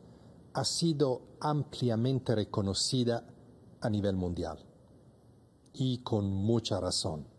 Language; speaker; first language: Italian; non-native, learner; Spanish